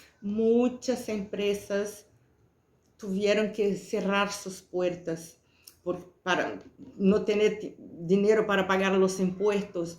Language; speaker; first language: Spanish; non-native, fluent; Portuguese